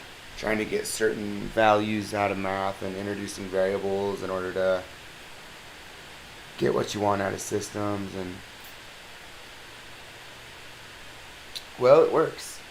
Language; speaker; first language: English; native; English